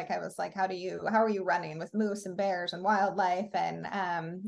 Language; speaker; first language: English; native; English